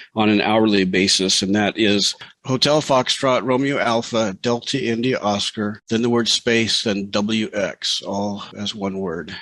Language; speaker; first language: English; native; English